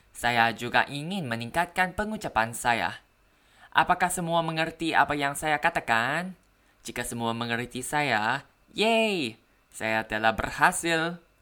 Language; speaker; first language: Indonesian; non-native, learner; Thai